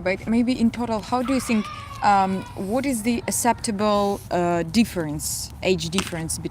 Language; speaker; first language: English; non-native, fluent; Russian